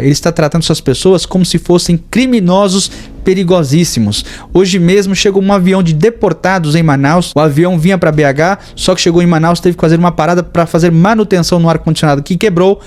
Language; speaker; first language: Portuguese; native; Portuguese